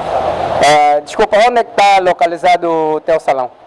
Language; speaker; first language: Portuguese; native; Portuguese